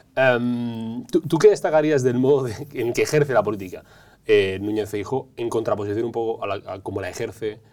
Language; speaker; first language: Spanish; native; Spanish